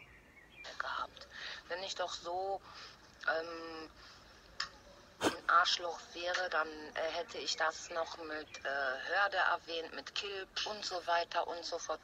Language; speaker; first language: German; native; German